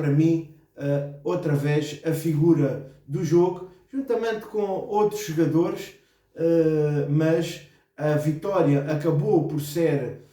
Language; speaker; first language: Portuguese; native; Portuguese